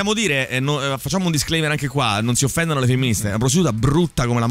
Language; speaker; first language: Italian; native; Italian